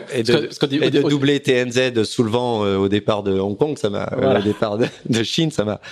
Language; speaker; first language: French; native; French